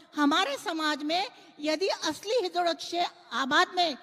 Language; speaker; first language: Hindi; non-native, local second language; Marathi